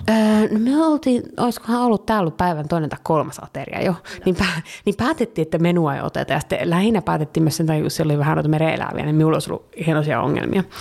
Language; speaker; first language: Finnish; early bilingual, heritage; Finnish